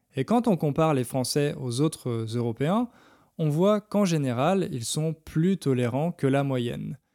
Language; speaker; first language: French; native; French